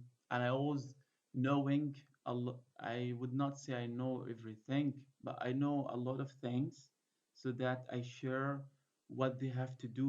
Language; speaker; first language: English; non-native, fluent; Arabic